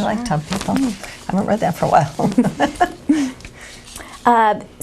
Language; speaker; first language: English; native; English